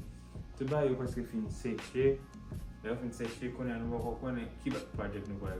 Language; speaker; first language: Haitian Creole; early bilingual, heritage; Haitian Creole